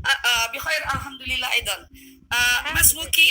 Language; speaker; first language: Arabic; non-native, learner; Indonesian